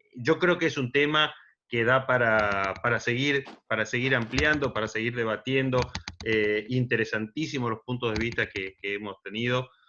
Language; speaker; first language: Spanish; native; Spanish